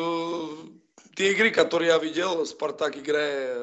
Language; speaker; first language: Russian; non-native, fluent; Slovak